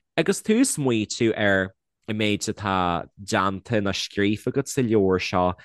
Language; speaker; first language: Irish; non-native, local second language; English